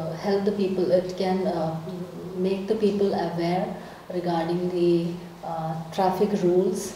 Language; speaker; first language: English; non-native, local second language; Malayalam